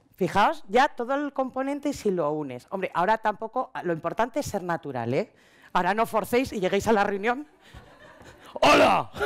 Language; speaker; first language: Spanish; native; Spanish